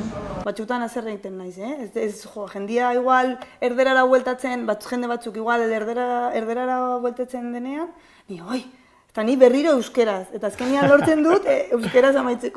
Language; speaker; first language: Basque; non-native, local second language; Spanish